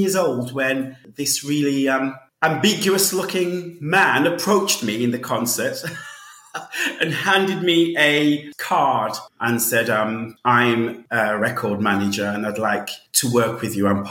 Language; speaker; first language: English; native; English